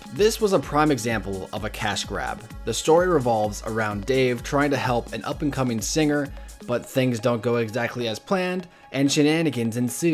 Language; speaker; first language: English; native; English